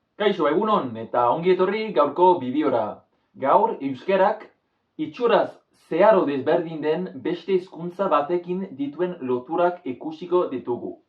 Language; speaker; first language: Basque; non-native, fluent; English